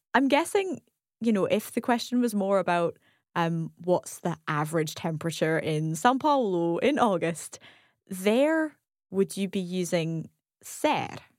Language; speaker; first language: English; native; English